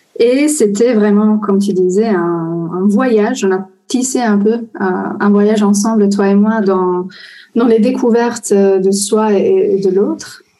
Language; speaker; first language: French; non-native, fluent; Italian